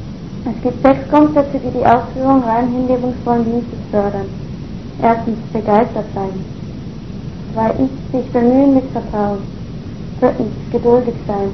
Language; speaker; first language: German; native; German